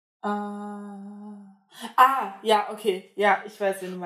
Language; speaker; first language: German; native; German